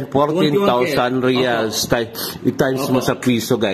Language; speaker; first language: Filipino; native; Filipino